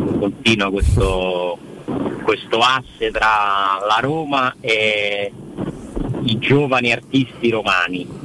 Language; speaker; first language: Italian; native; Italian